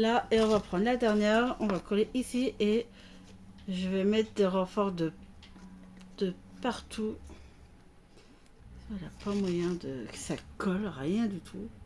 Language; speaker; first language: French; native; French